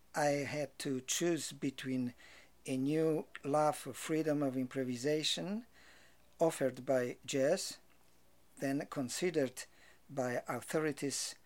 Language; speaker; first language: English; non-native, fluent; Polish